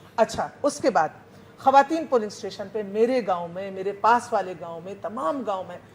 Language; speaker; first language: Urdu; non-native, local second language; Pashto